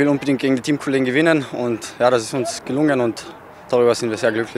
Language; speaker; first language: German; native; German